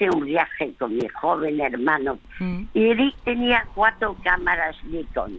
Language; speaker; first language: Spanish; early bilingual, other home language; French